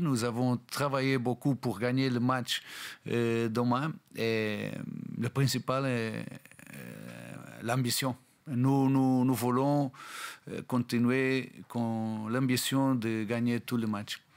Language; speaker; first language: French; non-native, learner; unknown